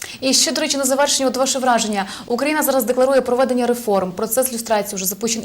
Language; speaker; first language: Ukrainian; native; Ukrainian